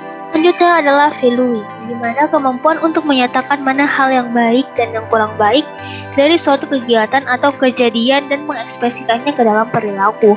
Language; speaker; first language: Indonesian; native; Indonesian